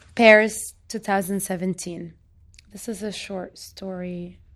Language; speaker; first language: English; non-native, fluent; Arabic